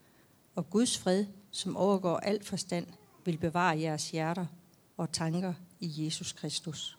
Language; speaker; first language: Danish; native; Danish